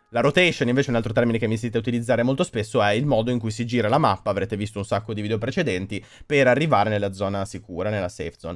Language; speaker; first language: Italian; native; Italian